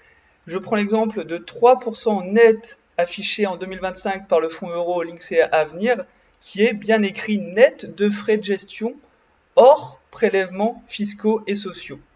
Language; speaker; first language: French; native; French